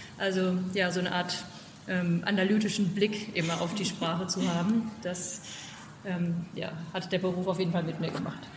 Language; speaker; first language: German; native; German